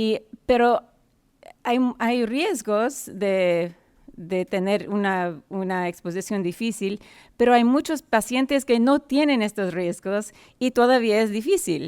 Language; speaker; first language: Spanish; non-native, fluent; English